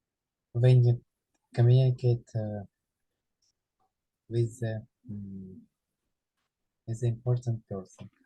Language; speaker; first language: English; non-native, learner; Ukrainian